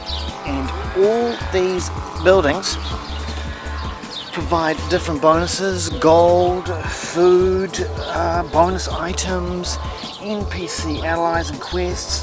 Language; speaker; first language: English; native; English